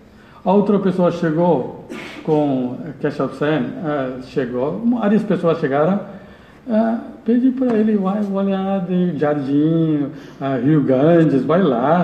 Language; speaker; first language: Portuguese; non-native, learner; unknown